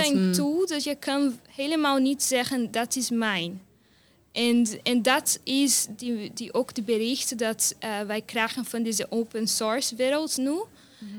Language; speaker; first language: Dutch; non-native, learner; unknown